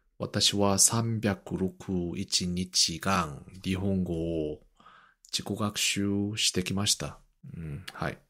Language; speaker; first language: Japanese; non-native, learner; Korean